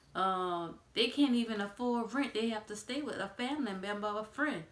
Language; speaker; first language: English; native; English